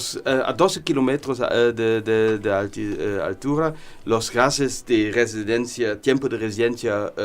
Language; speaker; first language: Spanish; non-native, learner; German